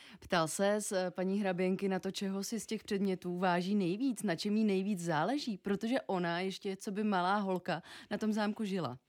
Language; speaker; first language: Czech; native; Czech